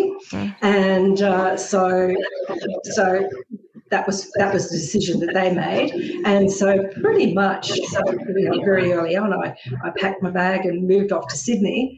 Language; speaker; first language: English; native; English